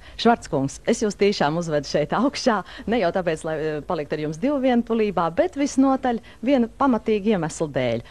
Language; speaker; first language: Latvian; early bilingual, heritage; Latvian